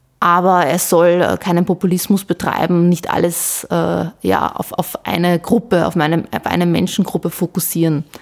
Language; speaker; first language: German; early bilingual, other home language; Bosnian